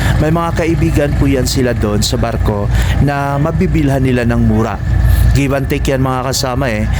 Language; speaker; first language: Filipino; non-native, local second language; Cebuano